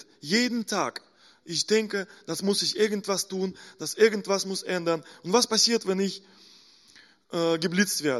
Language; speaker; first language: German; non-native, fluent; Russian